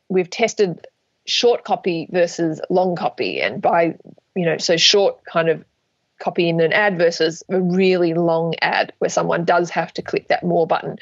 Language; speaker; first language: English; native; English